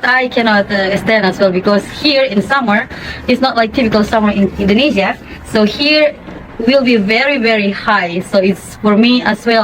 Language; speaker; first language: English; non-native, fluent; Indonesian